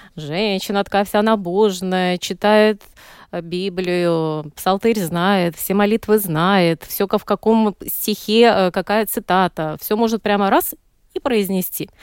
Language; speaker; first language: Russian; native; Russian